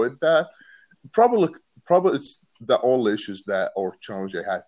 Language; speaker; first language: English; non-native, learner; Arabic